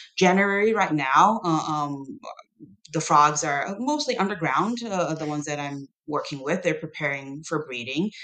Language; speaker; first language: English; non-native, fluent; Chinese